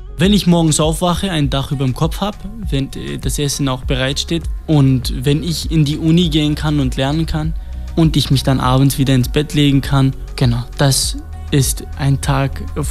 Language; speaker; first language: German; non-native, fluent; Kurdish